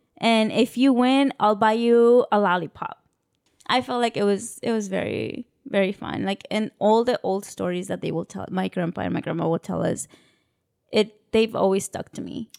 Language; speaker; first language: English; early bilingual, other home language; Spanish